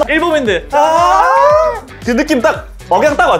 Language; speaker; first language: Korean; native; Korean